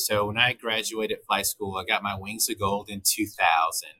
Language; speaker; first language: English; native; English